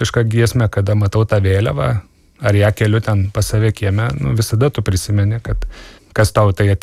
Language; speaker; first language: Lithuanian; native; Lithuanian